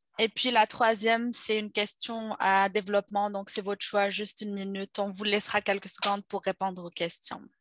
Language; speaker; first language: French; native; French